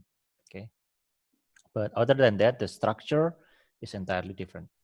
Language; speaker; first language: English; non-native, fluent; Indonesian